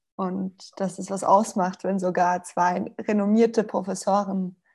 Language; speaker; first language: German; non-native, fluent; Spanish